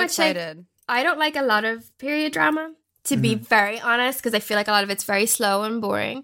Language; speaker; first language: English; native; English